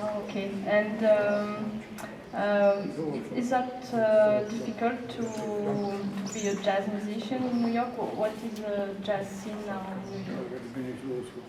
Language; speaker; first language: English; non-native, learner; French